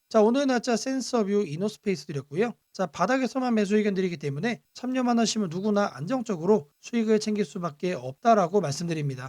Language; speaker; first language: Korean; native; Korean